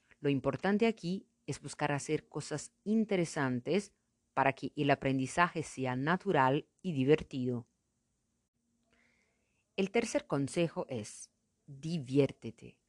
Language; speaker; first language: Spanish; non-native, fluent; Portuguese